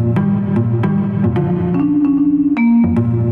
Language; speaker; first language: English; native; English